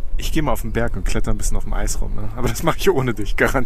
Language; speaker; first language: German; native; German